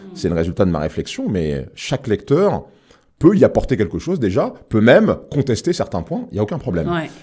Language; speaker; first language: French; native; French